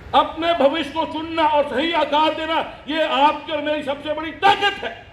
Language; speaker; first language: Hindi; early bilingual, other home language; Japanese